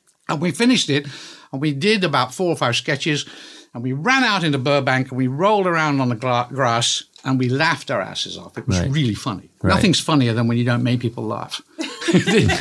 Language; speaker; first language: English; native; English